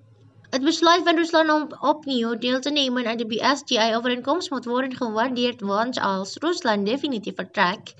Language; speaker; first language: Dutch; non-native, fluent; Indonesian